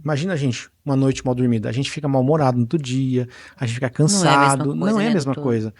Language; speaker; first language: Portuguese; native; Portuguese